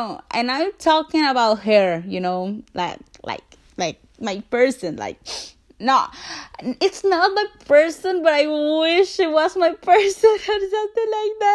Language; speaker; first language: English; non-native, learner; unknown